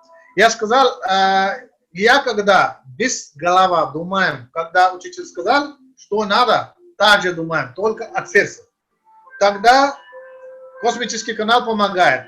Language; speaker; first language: Russian; non-native, learner; Hindi